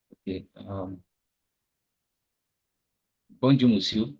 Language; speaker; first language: French; non-native, learner; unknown